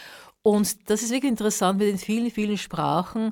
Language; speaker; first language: German; native; German